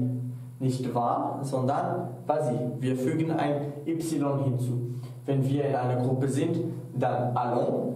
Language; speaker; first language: German; non-native, fluent; French